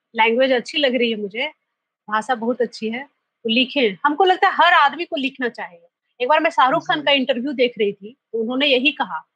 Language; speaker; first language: Hindi; native; Hindi